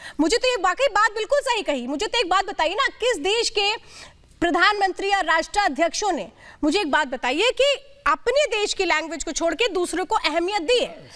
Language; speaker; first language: Hindi; native; Hindi